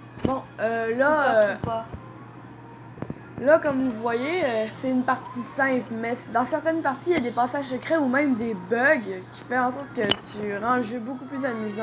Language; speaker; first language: French; native; French